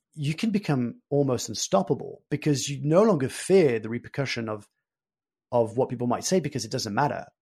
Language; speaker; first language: English; early bilingual, other home language; French